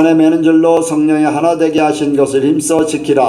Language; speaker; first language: Korean; native; Korean